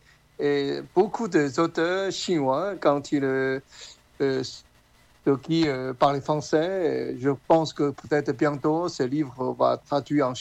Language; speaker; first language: French; non-native, fluent; Chinese